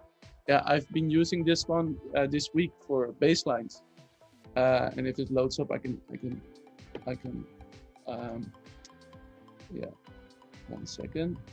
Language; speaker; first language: English; non-native, fluent; Dutch